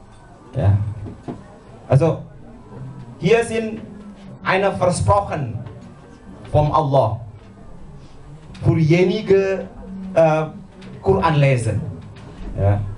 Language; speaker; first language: German; non-native, learner; Indonesian